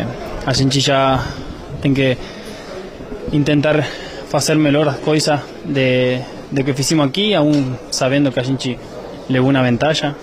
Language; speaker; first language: Portuguese; non-native, fluent; Spanish